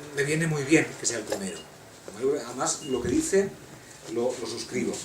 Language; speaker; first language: Spanish; non-native, local second language; Catalan